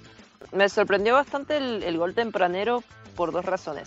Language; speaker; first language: Spanish; native; Spanish